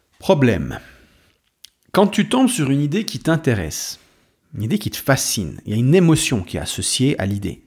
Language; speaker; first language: French; native; French